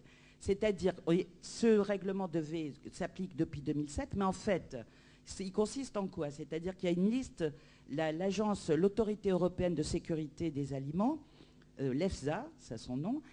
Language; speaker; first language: French; native; French